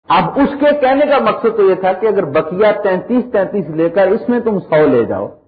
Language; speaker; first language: Urdu; non-native, local second language; Punjabi